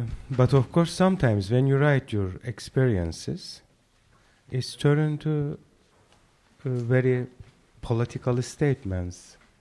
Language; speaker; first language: English; non-native, fluent; Turkish